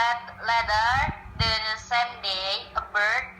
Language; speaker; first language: English; non-native, learner; Indonesian